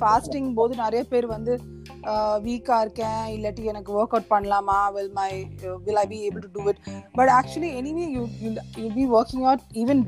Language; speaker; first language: English; non-native, local second language; Tamil